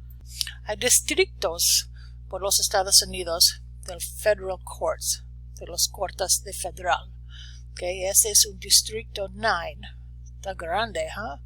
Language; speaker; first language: Spanish; non-native, learner; English